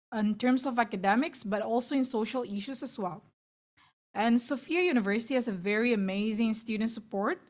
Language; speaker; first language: English; non-native, fluent; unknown